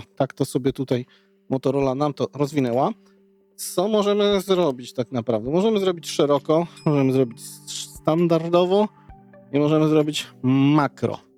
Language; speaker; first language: Polish; native; Polish